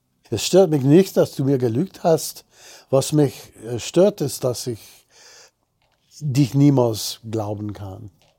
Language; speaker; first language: German; non-native, fluent; English